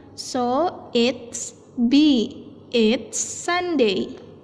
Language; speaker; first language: English; non-native, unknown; Indonesian